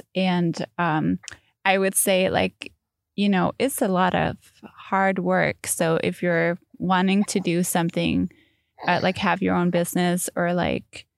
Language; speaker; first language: English; non-native, fluent; Danish